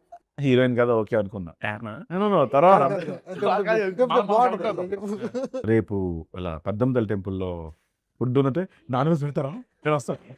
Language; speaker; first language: Telugu; native; Telugu